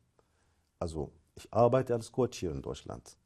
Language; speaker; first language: German; non-native, fluent; Arabic